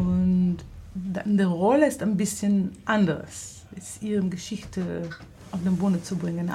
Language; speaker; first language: German; non-native, fluent; Hebrew